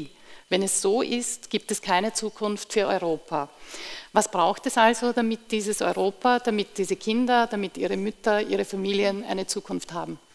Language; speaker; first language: German; native; German